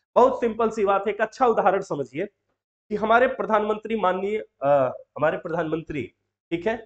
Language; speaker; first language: Hindi; native; Hindi